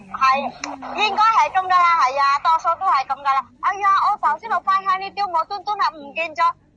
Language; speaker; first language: Chinese; non-native, learner; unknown